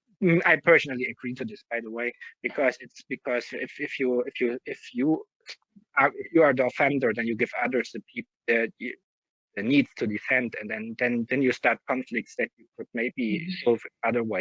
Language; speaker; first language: English; non-native, fluent; German